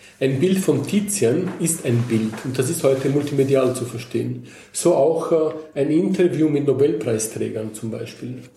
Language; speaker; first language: German; native; German